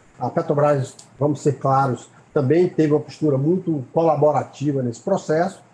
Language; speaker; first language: Portuguese; native; Portuguese